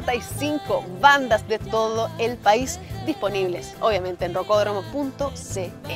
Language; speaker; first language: Spanish; native; Spanish